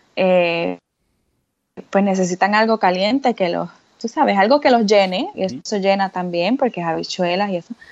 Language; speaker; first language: Spanish; native; Spanish